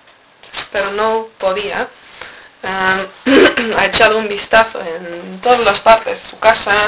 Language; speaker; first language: Spanish; non-native, learner; English